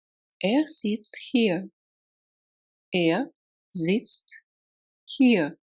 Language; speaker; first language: German; non-native, fluent; Russian